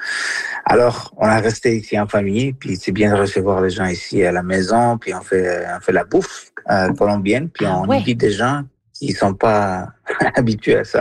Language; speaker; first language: French; non-native, fluent; Spanish